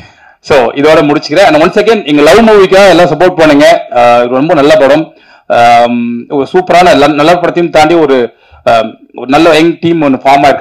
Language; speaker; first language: Tamil; native; Tamil